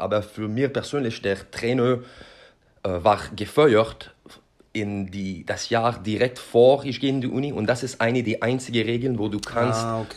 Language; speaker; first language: German; non-native, learner; French